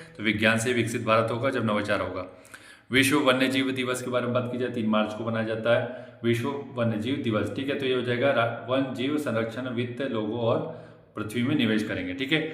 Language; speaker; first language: Hindi; native; Hindi